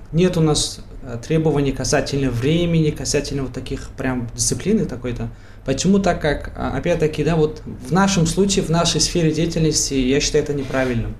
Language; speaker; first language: Russian; non-native, local second language; Tajik